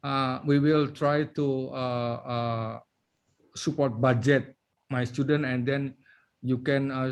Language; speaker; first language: English; non-native, learner; Indonesian